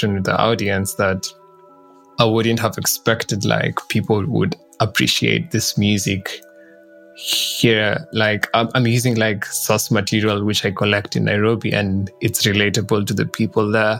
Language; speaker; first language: English; non-native, local second language; Kikuyu